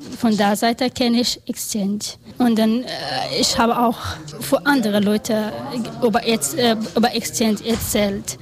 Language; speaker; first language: German; non-native, learner; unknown